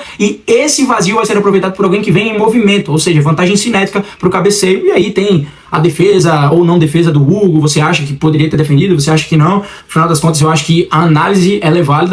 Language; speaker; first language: Portuguese; native; Portuguese